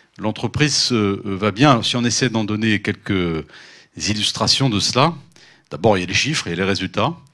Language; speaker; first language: French; native; French